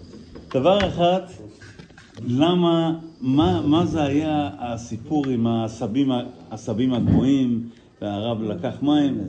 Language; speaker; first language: Hebrew; non-native, fluent; Yiddish